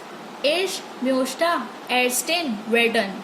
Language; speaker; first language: German; non-native, learner; Hindi